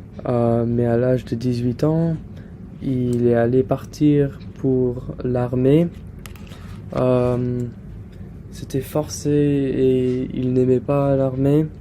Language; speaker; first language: French; non-native, learner; English